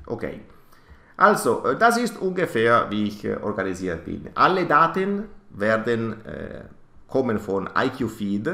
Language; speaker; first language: German; non-native, fluent; Italian